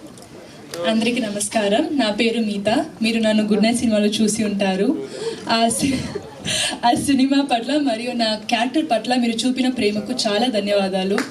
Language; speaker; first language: Telugu; non-native, learner; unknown